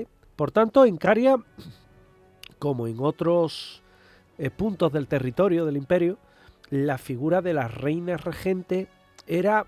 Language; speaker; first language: Spanish; native; Spanish